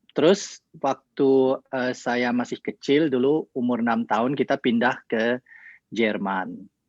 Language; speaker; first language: Indonesian; early bilingual, heritage; Indonesian